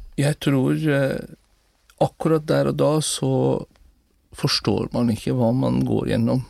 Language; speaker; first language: Norwegian; non-native, fluent; Persian